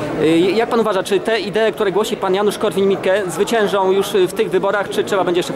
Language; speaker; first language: Polish; native; Polish